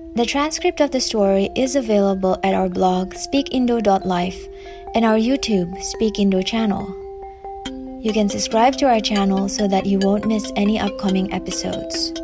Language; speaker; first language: English; non-native, fluent; Indonesian